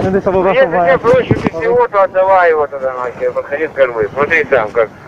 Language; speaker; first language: Russian; native; Russian